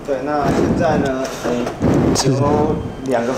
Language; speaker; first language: Chinese; native; Chinese